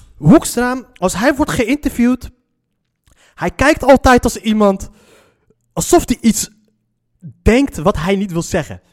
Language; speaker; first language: Dutch; early bilingual, other home language; Arabic